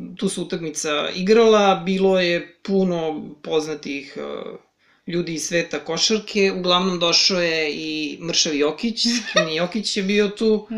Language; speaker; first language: Serbian; native; Serbian